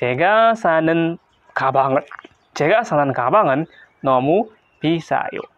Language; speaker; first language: Korean; non-native, learner; Indonesian